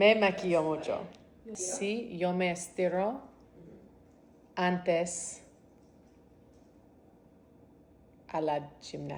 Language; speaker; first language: Spanish; non-native, learner; English